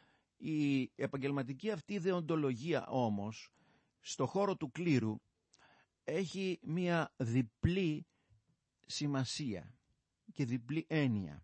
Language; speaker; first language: Greek; native; Greek